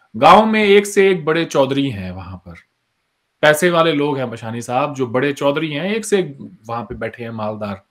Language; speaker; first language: Hindi; native; Hindi